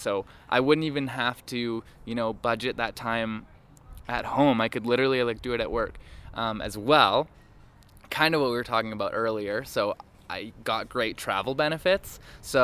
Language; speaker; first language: English; native; English